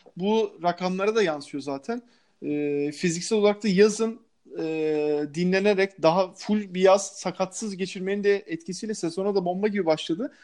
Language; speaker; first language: Turkish; native; Turkish